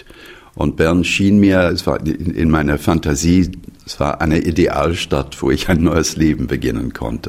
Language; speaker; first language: German; non-native, fluent; English